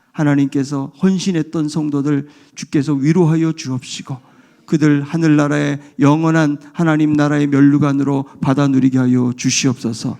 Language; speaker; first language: Korean; native; Korean